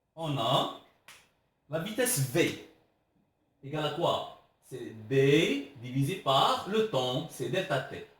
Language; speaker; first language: French; non-native, local second language; Arabic